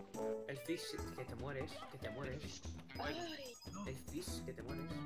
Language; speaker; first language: Spanish; native; Spanish